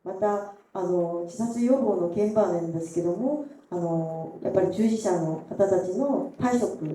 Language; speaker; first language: Japanese; non-native, fluent; Korean